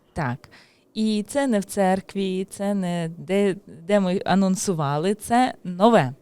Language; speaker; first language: Ukrainian; native; Ukrainian